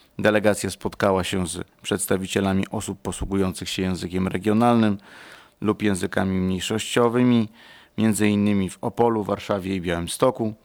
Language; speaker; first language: Polish; native; Polish